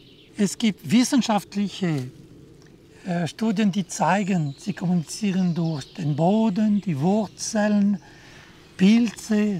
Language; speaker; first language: German; non-native, local second language; French